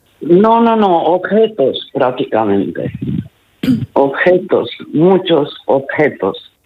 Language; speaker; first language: Spanish; non-native, learner; Romanian